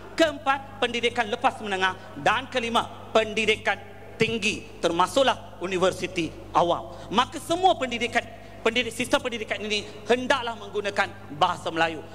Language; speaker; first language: Malay; non-native, local second language; Tamil